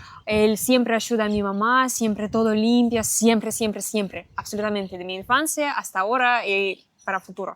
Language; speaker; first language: Spanish; non-native, learner; Russian